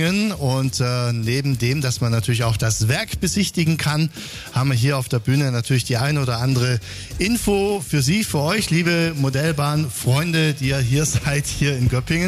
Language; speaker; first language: German; native; German